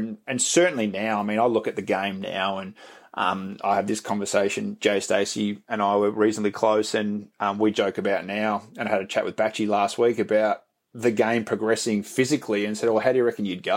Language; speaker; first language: English; native; English